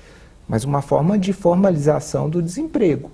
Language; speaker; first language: Portuguese; native; Portuguese